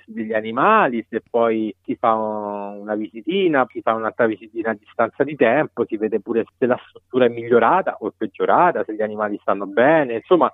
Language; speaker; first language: Italian; native; Italian